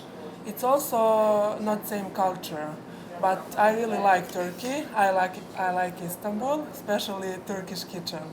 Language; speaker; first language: English; non-native, fluent; Serbian